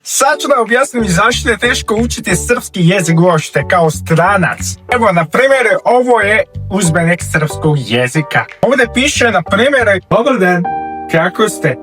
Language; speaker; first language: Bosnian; non-native, fluent; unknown